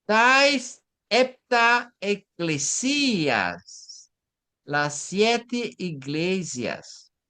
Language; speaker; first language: Spanish; non-native, learner; Portuguese